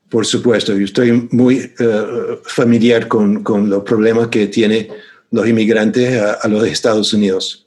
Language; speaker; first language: Spanish; non-native, fluent; English